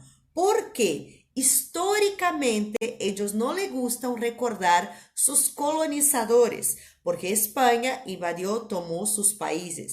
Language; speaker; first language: Spanish; non-native, fluent; Portuguese